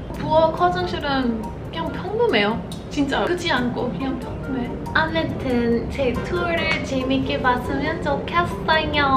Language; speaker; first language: Korean; non-native, fluent; English